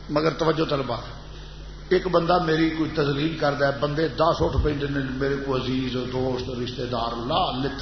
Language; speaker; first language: Urdu; non-native, local second language; Punjabi